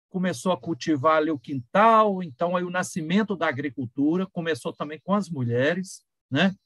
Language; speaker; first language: Portuguese; native; Portuguese